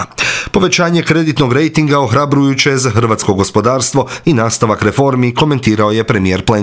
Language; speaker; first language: Croatian; native; Croatian